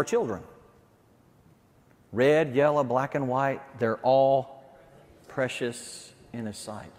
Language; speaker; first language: English; native; English